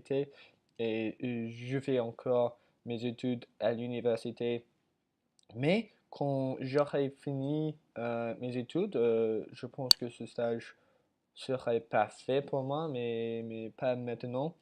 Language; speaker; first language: French; non-native, learner; English